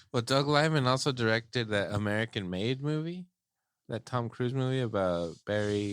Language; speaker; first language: English; native; English